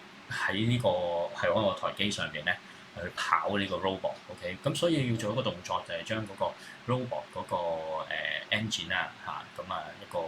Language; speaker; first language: Cantonese; native; Cantonese